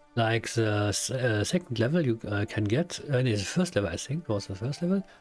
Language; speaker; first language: English; non-native, learner; German